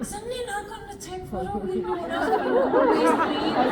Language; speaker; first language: English; non-native, fluent; Thai